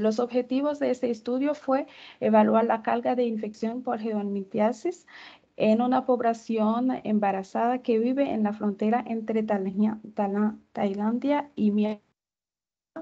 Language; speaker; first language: Spanish; non-native, fluent; Haitian Creole